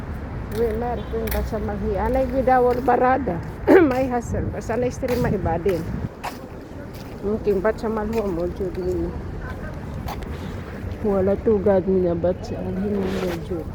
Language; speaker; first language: Arabic; non-native, learner; Filipino